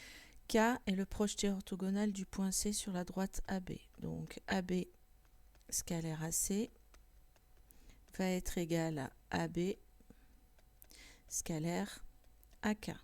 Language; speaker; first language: French; native; French